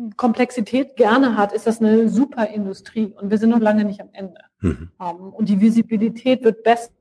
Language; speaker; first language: German; native; German